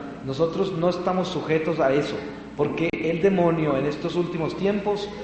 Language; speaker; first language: Spanish; native; Spanish